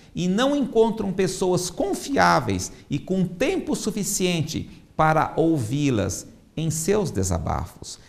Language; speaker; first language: Portuguese; native; Portuguese